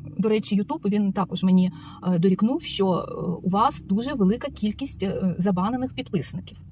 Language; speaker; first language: Ukrainian; non-native, local second language; Russian